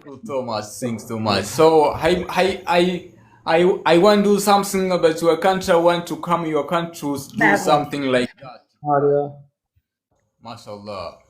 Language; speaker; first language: English; non-native, learner; Swahili